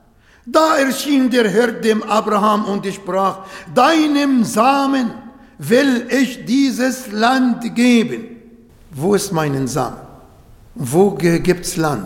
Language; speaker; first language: German; non-native, fluent; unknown